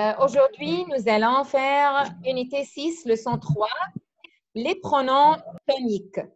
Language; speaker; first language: French; non-native, fluent; Arabic